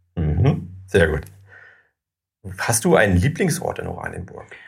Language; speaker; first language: German; native; German